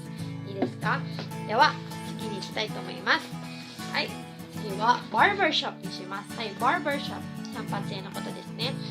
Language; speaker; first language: Japanese; non-native, fluent; Cebuano